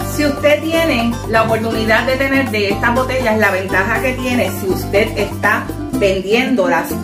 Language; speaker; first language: Spanish; native; Spanish